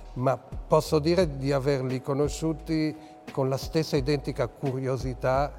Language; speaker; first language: Italian; early bilingual, other home language; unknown